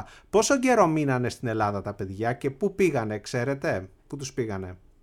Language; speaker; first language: Greek; native; Greek